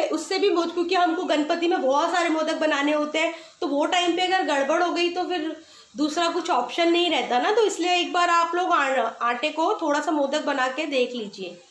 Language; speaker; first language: Hindi; native; Hindi